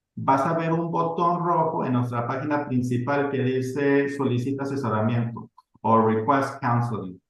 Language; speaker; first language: Spanish; early bilingual, heritage; Spanish